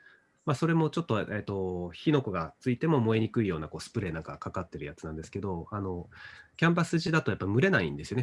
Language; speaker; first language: Japanese; native; Japanese